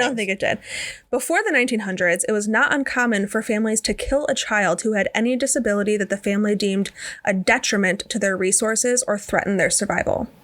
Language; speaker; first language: English; native; English